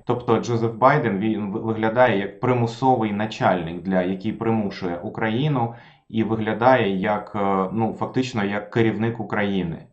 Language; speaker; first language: Ukrainian; non-native, local second language; Russian